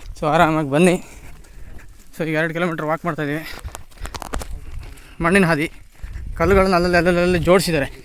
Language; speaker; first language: Kannada; native; Kannada